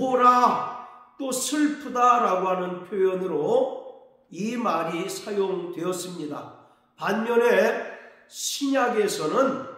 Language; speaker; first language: Korean; native; Korean